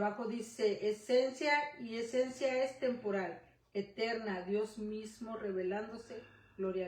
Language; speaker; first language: Spanish; native; Spanish